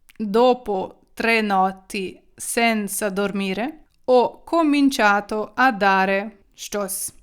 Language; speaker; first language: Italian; non-native, fluent; Ukrainian